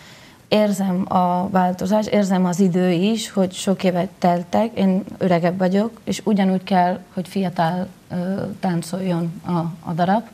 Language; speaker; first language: Hungarian; non-native, learner; Spanish